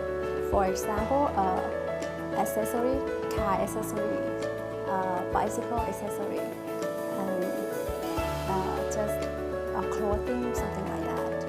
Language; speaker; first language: English; non-native, learner; Thai